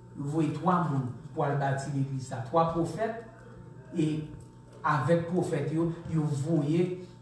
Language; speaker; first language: French; non-native, local second language; Haitian Creole